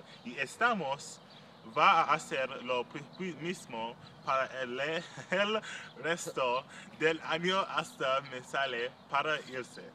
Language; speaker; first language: Spanish; non-native, learner; English